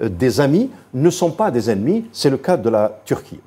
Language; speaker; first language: French; non-native, local second language; Arabic